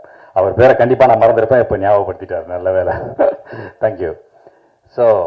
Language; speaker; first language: Tamil; native; Tamil